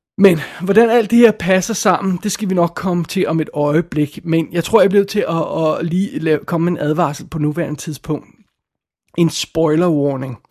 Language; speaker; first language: Danish; native; Danish